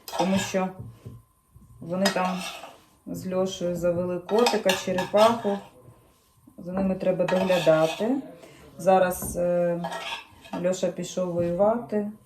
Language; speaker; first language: Ukrainian; native; Ukrainian